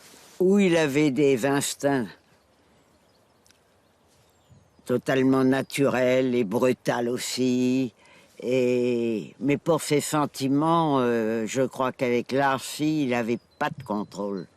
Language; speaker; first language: French; non-native, learner; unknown